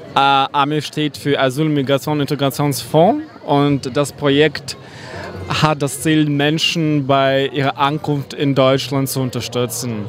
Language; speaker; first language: German; non-native, fluent; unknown